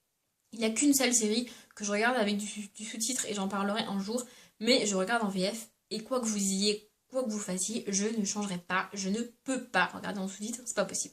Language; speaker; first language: French; native; French